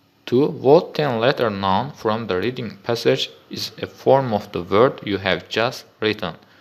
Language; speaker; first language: English; non-native, fluent; Azerbaijani